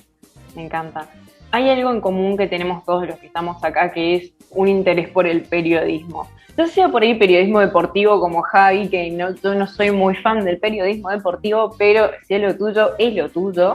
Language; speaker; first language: Spanish; native; Spanish